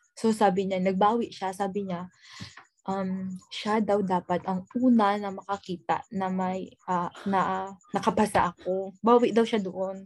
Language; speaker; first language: Filipino; non-native, local second language; Hiligaynon